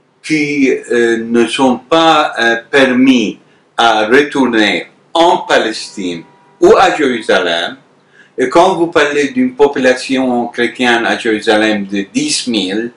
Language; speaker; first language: French; non-native, fluent; Arabic